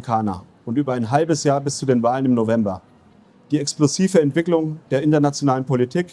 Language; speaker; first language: German; native; German